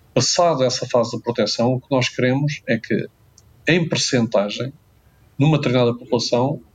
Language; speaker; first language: Portuguese; native; Portuguese